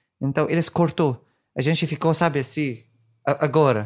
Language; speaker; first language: Portuguese; non-native, fluent; Arabic